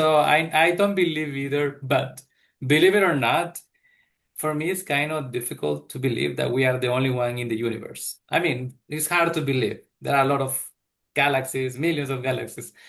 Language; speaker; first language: English; non-native, fluent; Spanish